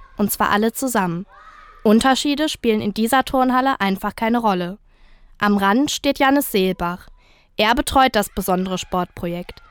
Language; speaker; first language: German; native; German